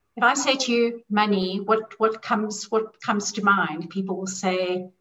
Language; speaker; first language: English; native; English